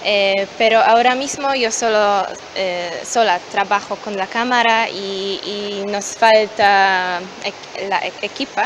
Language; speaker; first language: Spanish; non-native, learner; Polish